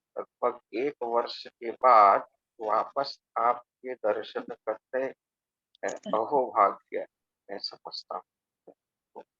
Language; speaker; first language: Hindi; non-native, local second language; Gujarati